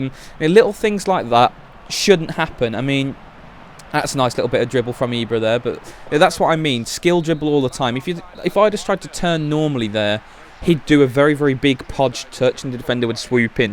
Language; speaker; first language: English; native; English